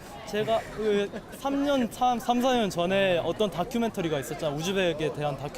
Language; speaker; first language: Korean; early bilingual, heritage; Korean